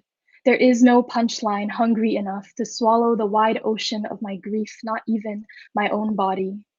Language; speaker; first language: English; native; English